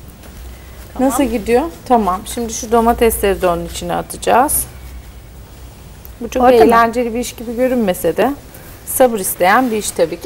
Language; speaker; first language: Turkish; native; Turkish